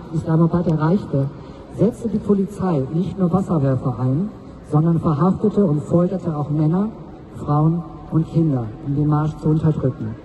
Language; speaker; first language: German; non-native, learner; Baluchi